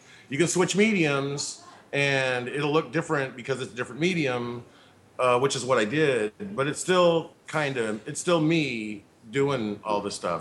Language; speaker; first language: English; native; English